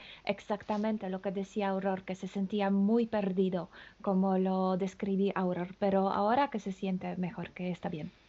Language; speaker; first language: Spanish; non-native, fluent; French